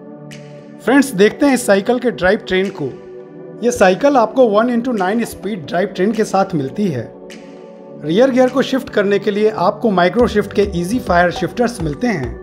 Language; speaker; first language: Hindi; native; Hindi